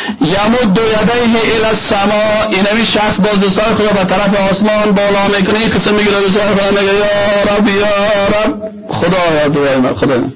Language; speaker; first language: Persian; native; Persian